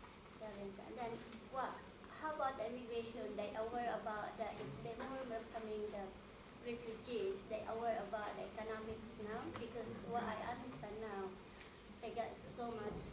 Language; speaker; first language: English; non-native, learner; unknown